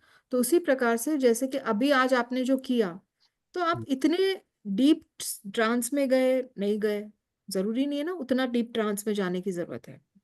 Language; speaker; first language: Hindi; native; Hindi